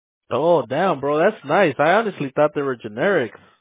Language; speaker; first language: English; early bilingual, other home language; Spanish